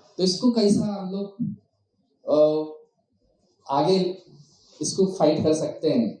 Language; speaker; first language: Hindi; non-native, local second language; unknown